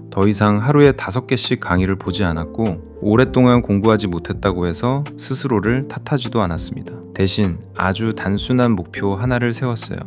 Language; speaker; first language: Korean; non-native, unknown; Arabic